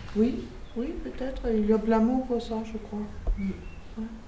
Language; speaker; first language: French; non-native, fluent; German